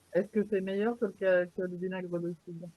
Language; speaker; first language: French; native; French